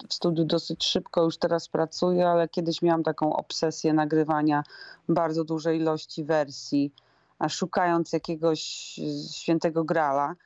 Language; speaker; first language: Polish; native; Polish